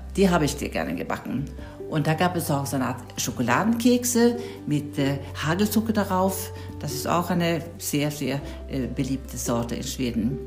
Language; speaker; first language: German; non-native, fluent; Swedish